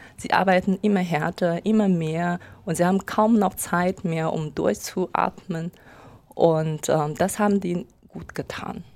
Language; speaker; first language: German; non-native, fluent; Chinese